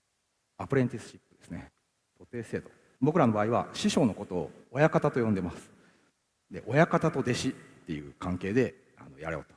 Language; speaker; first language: Japanese; native; Japanese